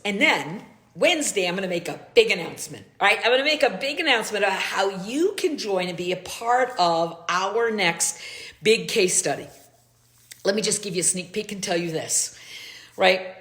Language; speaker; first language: English; native; English